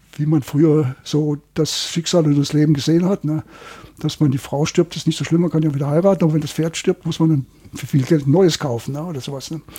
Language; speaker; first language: German; native; German